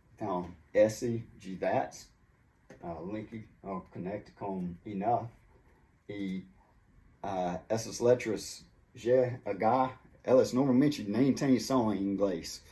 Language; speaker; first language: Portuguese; non-native, fluent; English